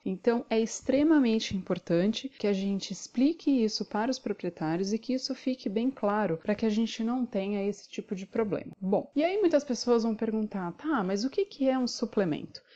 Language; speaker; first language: Portuguese; native; Portuguese